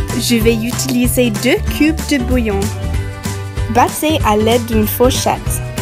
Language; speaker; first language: French; non-native, learner; English